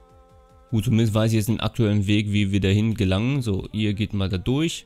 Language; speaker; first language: German; native; German